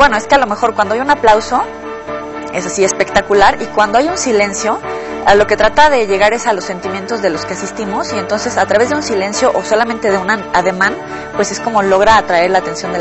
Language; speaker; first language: Spanish; native; Spanish